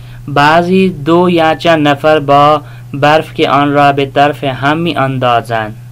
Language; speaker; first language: Persian; non-native, fluent; Urdu